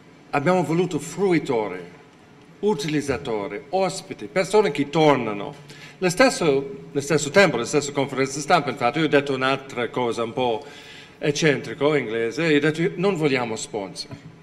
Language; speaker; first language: Italian; non-native, fluent; English